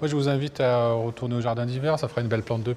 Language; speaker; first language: French; native; French